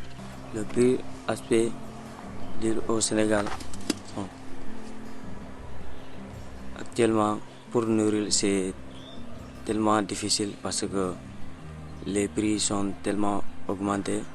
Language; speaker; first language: French; non-native, learner; Mandingo